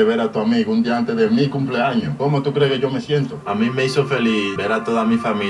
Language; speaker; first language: Spanish; native; Spanish